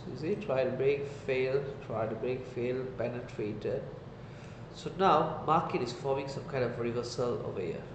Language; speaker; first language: English; non-native, local second language; Tamil